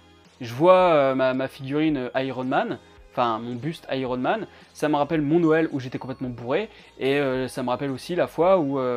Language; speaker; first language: French; native; French